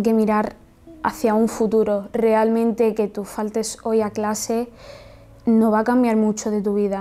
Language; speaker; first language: Spanish; early bilingual, other home language; Arabic